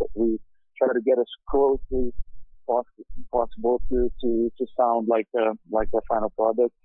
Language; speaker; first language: English; non-native, fluent; Portuguese